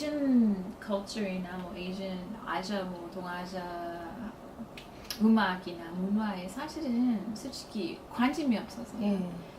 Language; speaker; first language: Korean; non-native, fluent; English